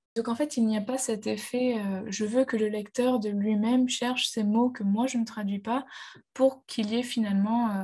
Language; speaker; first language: French; native; French